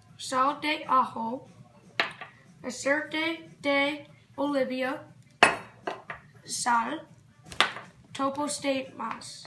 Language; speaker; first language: Spanish; non-native, learner; English